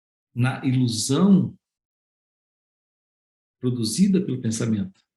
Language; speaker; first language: Portuguese; native; Portuguese